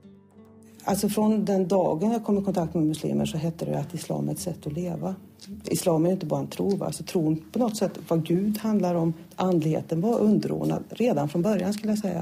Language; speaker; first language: Swedish; native; Swedish